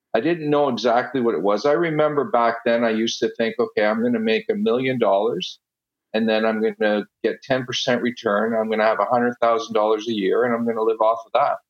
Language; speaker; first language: English; non-native, fluent; Italian